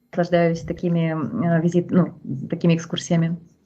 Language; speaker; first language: Russian; native; Russian